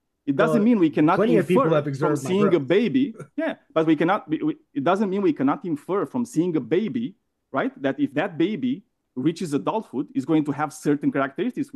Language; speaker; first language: English; non-native, fluent; Romanian